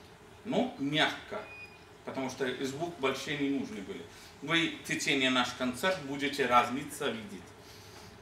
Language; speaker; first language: Russian; non-native, learner; Hindi